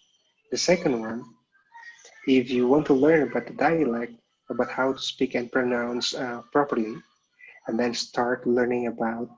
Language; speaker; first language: English; non-native, local second language; Indonesian